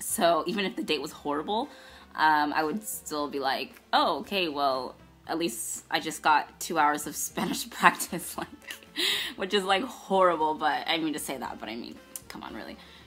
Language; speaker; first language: English; native; English